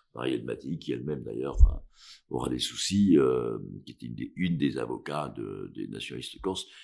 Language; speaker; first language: French; native; French